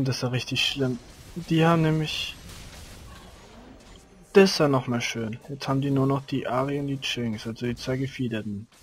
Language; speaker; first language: German; native; German